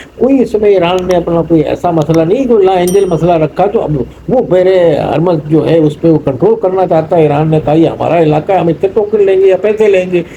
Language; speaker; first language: Urdu; non-native, local second language; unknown